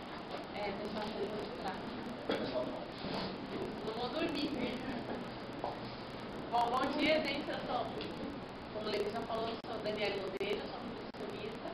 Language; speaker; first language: Portuguese; native; Portuguese